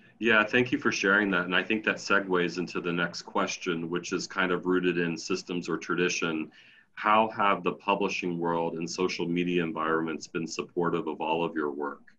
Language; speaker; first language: English; native; English